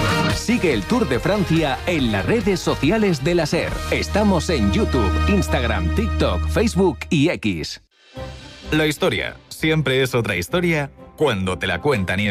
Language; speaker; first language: Spanish; native; Spanish